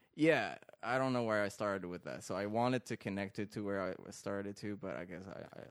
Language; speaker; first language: English; early bilingual, other home language; Arabic